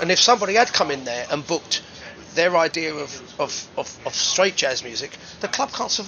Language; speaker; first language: English; native; English